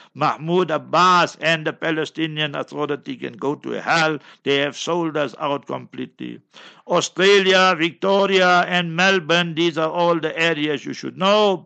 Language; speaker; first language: English; native; English